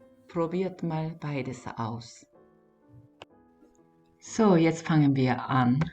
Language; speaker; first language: German; non-native, fluent; Korean